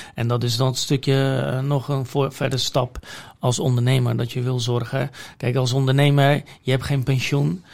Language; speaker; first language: Dutch; non-native, fluent; Polish